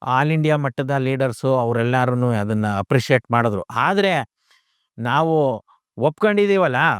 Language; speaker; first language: Kannada; native; Kannada